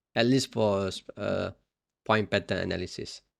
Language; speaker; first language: English; non-native, local second language; Malay